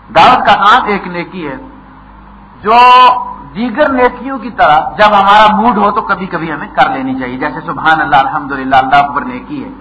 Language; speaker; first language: Urdu; non-native, local second language; Punjabi